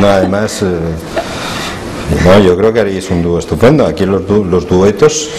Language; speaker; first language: Spanish; native; Spanish